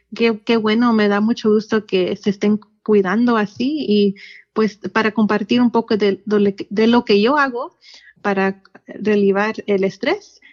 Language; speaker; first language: Spanish; early bilingual, heritage; Spanish